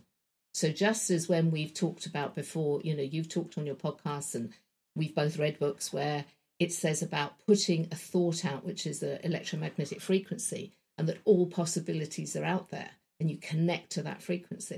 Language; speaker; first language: English; native; English